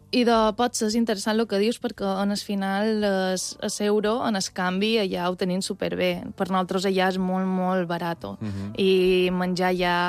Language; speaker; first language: Catalan; native; Catalan